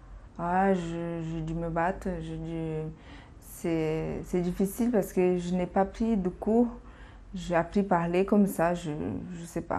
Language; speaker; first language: French; non-native, fluent; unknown